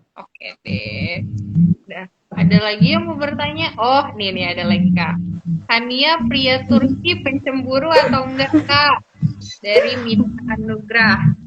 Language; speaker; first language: Indonesian; native; Indonesian